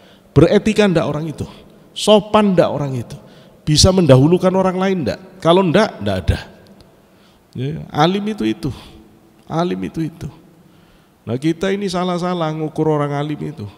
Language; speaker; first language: Indonesian; native; Indonesian